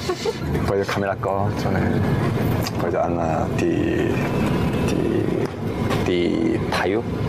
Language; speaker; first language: Vietnamese; non-native, learner; Korean